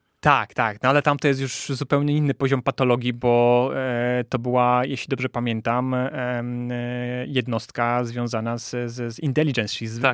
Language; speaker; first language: Polish; native; Polish